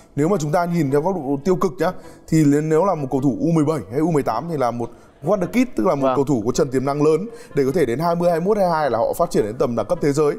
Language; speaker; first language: Vietnamese; native; Vietnamese